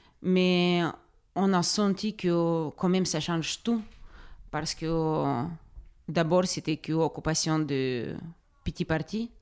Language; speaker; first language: French; non-native, fluent; Russian